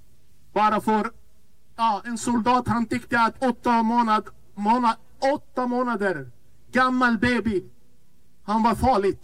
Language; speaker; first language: Swedish; non-native, fluent; Arabic